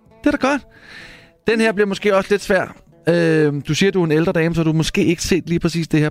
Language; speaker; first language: Danish; native; Danish